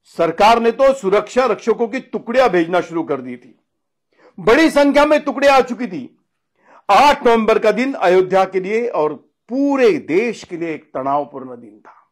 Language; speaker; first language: Hindi; non-native, local second language; Marathi